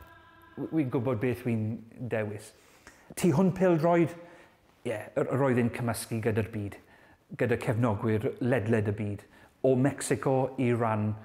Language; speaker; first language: Welsh; non-native, learner; English